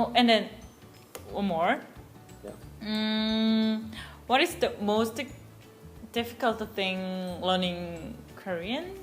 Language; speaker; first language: English; non-native, fluent; Korean